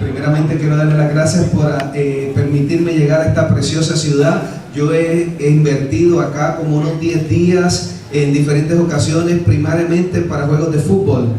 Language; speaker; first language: Spanish; native; Spanish